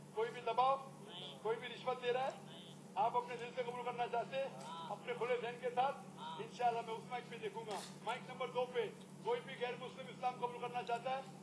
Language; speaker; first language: Hindi; non-native, local second language; Konkani